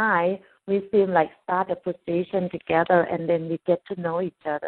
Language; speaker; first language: English; non-native, fluent; Thai